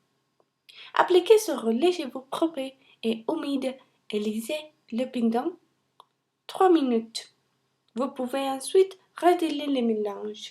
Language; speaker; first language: French; non-native, learner; Spanish